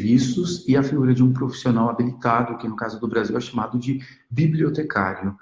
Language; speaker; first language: Portuguese; native; Portuguese